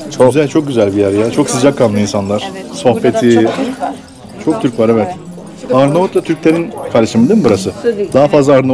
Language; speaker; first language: Turkish; native; Turkish